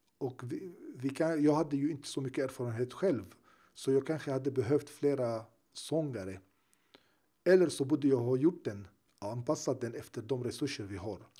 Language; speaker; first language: Swedish; early bilingual, other home language; Turoyo